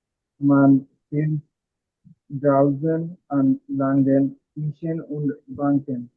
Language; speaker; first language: German; non-native, learner; Bangla